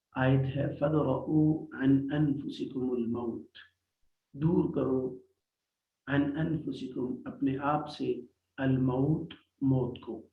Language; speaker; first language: Urdu; native; Urdu